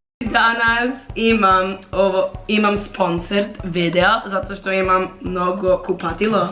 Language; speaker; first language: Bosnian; non-native, learner; English